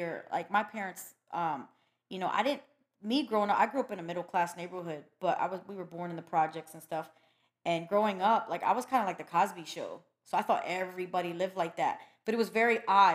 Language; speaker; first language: English; early bilingual, other home language; Spanish